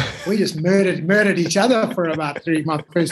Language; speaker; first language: English; native; English